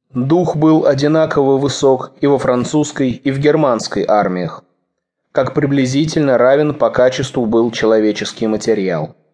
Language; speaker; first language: Russian; native; Russian